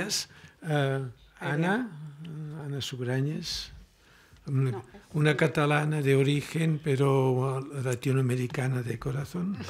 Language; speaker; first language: Spanish; non-native, local second language; Catalan